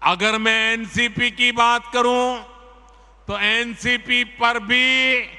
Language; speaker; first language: Hindi; native; Hindi